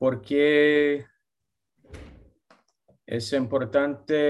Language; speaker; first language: Spanish; non-native, learner; English